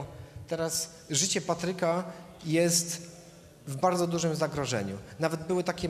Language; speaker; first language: Polish; native; Polish